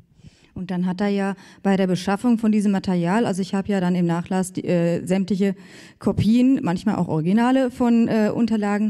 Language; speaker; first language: German; native; German